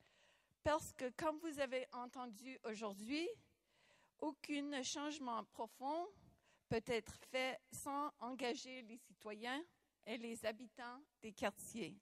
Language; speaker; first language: French; non-native, local second language; English